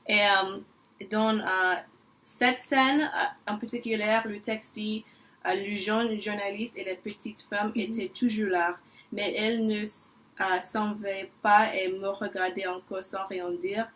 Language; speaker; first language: French; non-native, learner; English